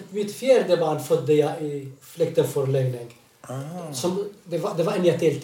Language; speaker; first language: Swedish; non-native, fluent; Arabic